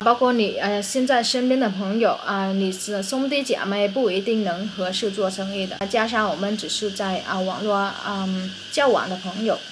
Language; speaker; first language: Chinese; non-native, fluent; Vietnamese